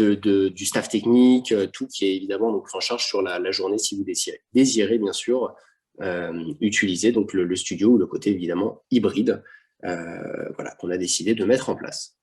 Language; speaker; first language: French; native; French